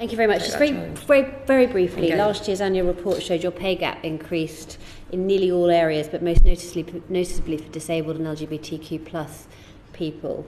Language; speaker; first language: English; native; English